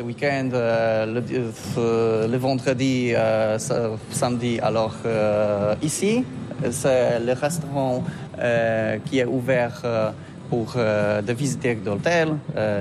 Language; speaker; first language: French; non-native, learner; Polish